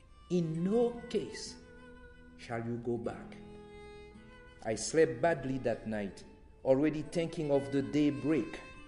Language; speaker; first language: English; non-native, fluent; Haitian Creole